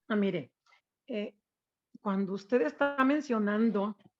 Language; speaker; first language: Spanish; native; Spanish